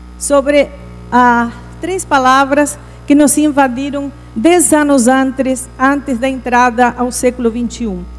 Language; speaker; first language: Portuguese; non-native, fluent; Spanish